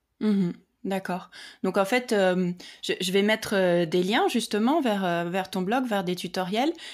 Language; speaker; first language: French; native; French